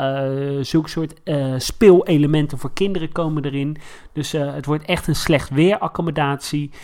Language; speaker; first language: Dutch; native; Dutch